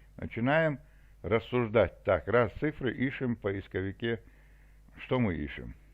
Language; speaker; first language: Russian; non-native, local second language; Chechen